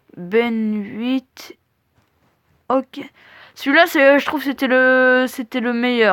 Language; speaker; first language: French; native; French